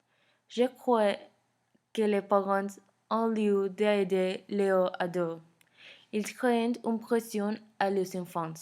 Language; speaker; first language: French; non-native, learner; Spanish